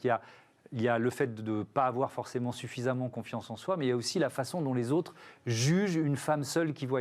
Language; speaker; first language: French; native; French